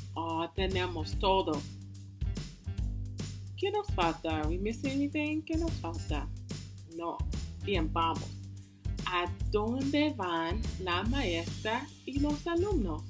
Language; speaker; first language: Spanish; non-native, fluent; English